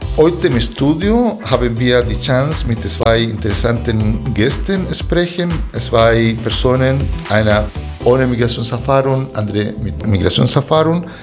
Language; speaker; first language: German; non-native, fluent; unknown